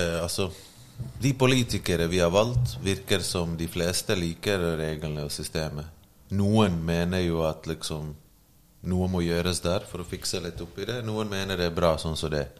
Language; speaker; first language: Norwegian; early bilingual, other home language; Bosnian